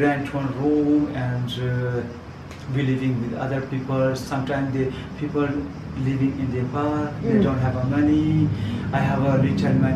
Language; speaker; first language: English; non-native, learner; Persian